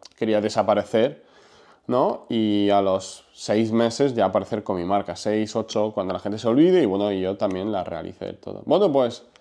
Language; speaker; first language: Spanish; non-native, fluent; Ukrainian